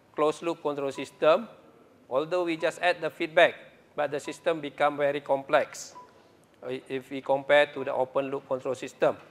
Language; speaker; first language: English; non-native, local second language; Malay